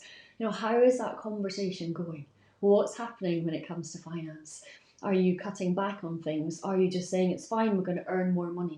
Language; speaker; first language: English; native; English